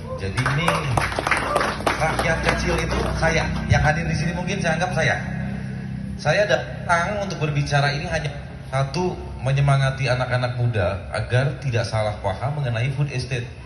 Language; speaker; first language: Indonesian; native; Indonesian